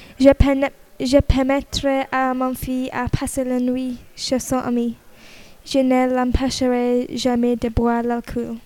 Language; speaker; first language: French; non-native, learner; English